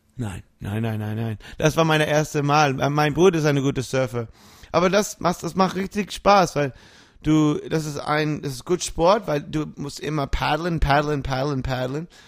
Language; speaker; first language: German; non-native, learner; English